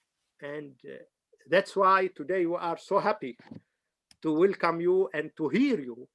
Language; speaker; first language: English; non-native, fluent; Arabic